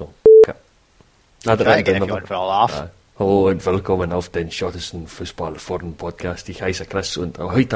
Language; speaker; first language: German; non-native, learner; English